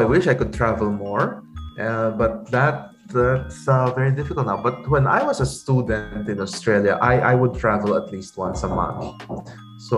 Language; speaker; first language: English; non-native, local second language; Pampanga